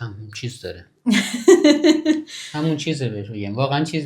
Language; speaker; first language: Persian; native; Persian